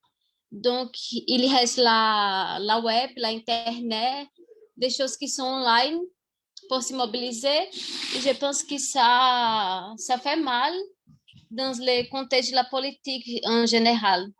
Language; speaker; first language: French; non-native, fluent; Portuguese